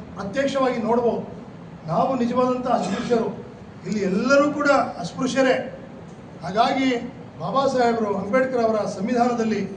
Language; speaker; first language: Kannada; non-native, local second language; Lambadi